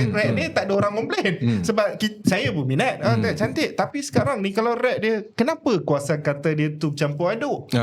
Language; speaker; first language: Malay; non-native, local second language; Tamil